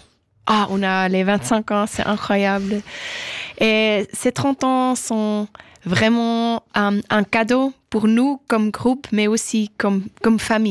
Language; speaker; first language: French; non-native, local second language; German